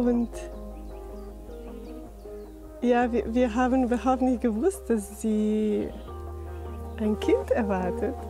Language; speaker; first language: German; non-native, fluent; Slovenian